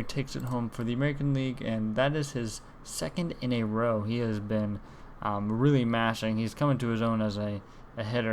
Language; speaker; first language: English; native; English